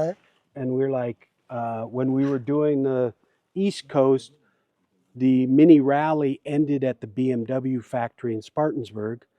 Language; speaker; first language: English; native; English